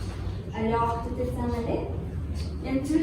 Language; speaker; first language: French; non-native, learner; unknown